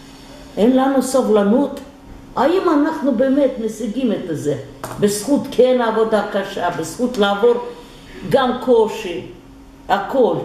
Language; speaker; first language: Hebrew; non-native, fluent; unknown